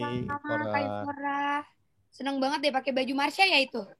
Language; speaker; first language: Indonesian; native; Indonesian